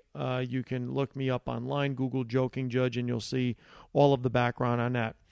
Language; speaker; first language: English; early bilingual, other home language; Italian